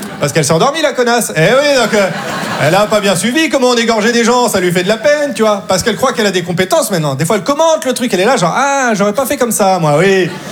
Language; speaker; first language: French; native; French